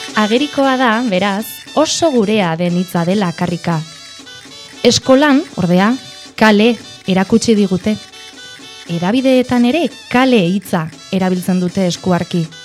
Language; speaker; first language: Basque; native; Basque